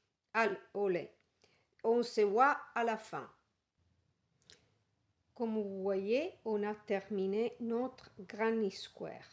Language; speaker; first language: French; non-native, fluent; Italian